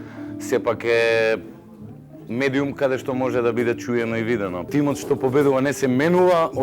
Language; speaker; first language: Macedonian; native; Macedonian